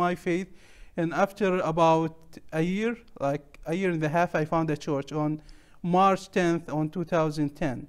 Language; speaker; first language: English; non-native, learner; Arabic